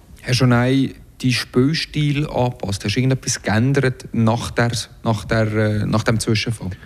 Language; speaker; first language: German; native; German